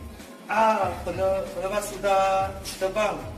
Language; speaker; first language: Indonesian; non-native, learner; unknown